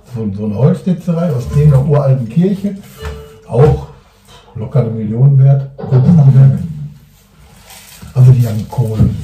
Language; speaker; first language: German; native; German